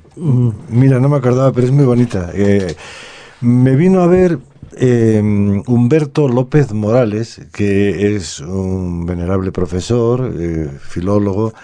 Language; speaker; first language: Spanish; native; Spanish